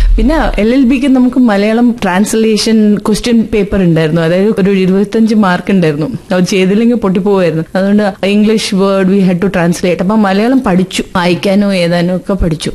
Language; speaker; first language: Malayalam; early bilingual, heritage; Malayalam